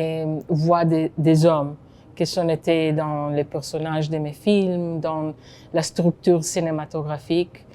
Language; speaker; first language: French; non-native, fluent; Hebrew